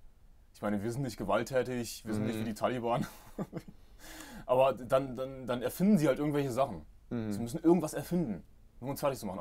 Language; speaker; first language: German; native; German